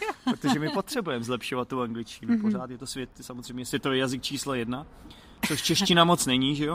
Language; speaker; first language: Czech; native; Czech